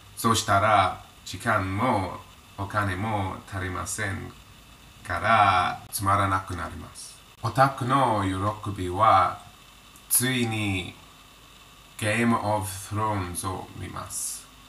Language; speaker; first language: Japanese; non-native, learner; English